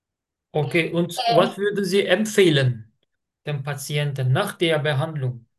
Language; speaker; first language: German; non-native, learner; Turkish